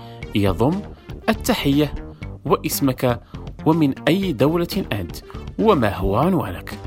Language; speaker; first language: Arabic; non-native, fluent; Indonesian